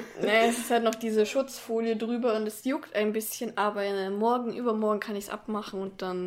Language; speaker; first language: German; native; German